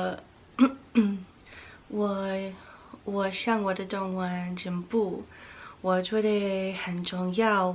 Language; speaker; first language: Chinese; non-native, learner; English